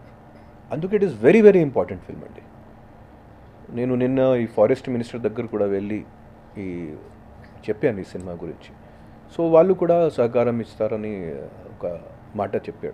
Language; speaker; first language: Telugu; non-native, local second language; Hindi